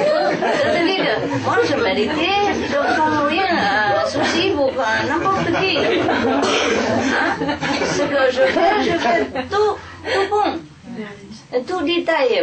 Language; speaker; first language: French; non-native, fluent; Vietnamese